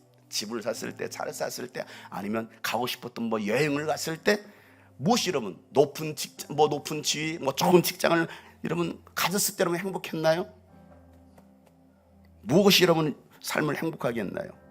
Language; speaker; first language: Korean; native; Korean